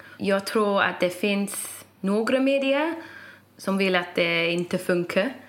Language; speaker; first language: Swedish; non-native, fluent; English